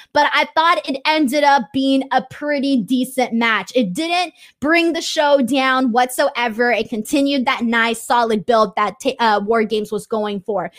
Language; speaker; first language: English; native; English